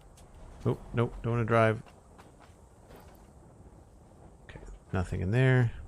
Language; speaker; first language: English; native; English